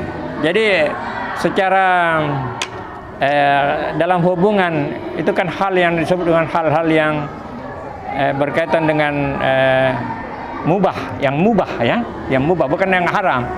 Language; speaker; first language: Indonesian; native; Indonesian